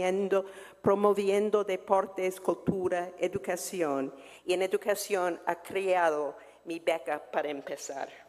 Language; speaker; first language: Spanish; non-native, fluent; English